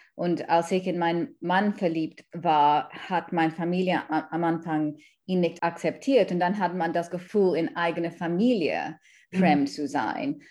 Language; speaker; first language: German; non-native, fluent; English